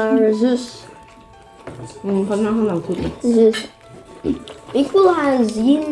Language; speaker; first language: Dutch; early bilingual, other home language; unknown